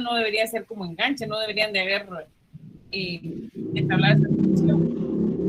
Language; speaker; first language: Spanish; native; Spanish